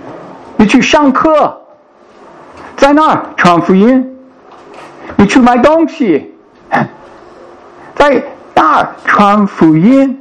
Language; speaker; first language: Chinese; non-native, fluent; English